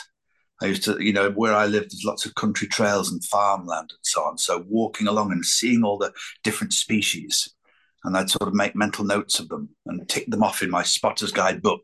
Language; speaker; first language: English; native; English